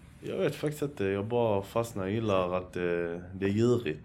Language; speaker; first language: Swedish; early bilingual, other home language; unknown